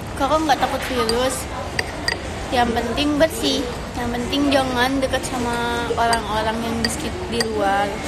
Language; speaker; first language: Indonesian; native; Indonesian